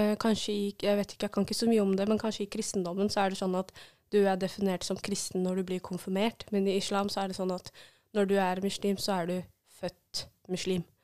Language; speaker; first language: Norwegian; early bilingual, other home language; Somali